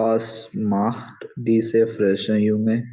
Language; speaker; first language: German; non-native, learner; Malayalam